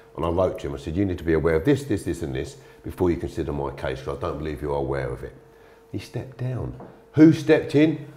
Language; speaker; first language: English; native; English